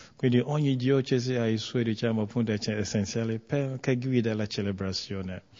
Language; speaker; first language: Italian; non-native, fluent; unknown